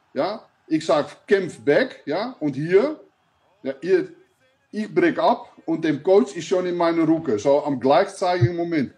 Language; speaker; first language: German; non-native, learner; Dutch